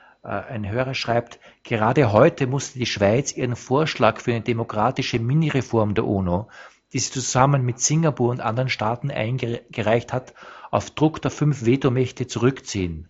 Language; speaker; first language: German; native; German